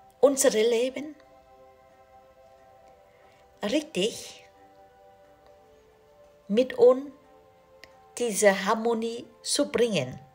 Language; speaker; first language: German; non-native, learner; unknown